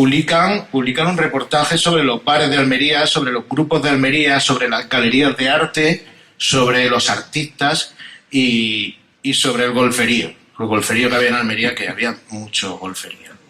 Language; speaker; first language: Spanish; native; Spanish